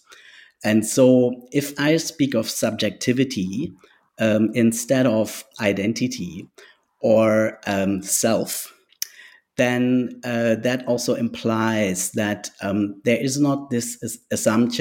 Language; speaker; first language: English; non-native, fluent; German